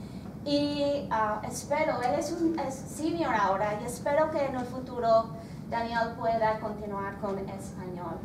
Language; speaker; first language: Spanish; non-native, fluent; English